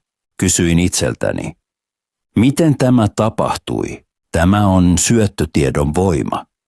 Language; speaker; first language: Finnish; non-native, fluent; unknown